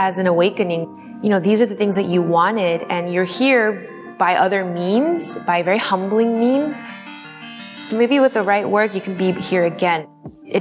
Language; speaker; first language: English; native; English